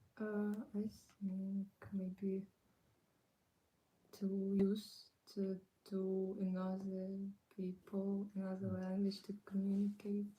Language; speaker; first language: English; non-native, learner; Ukrainian